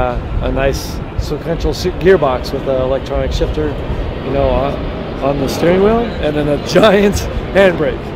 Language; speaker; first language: English; native; English